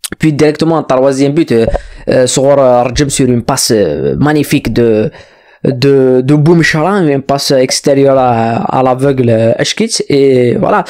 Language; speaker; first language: French; non-native, local second language; Kabyle